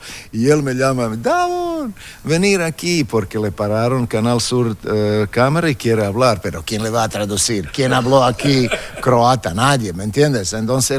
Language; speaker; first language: Spanish; non-native, fluent; Croatian